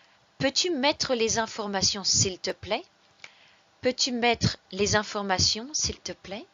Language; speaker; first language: French; non-native, fluent; English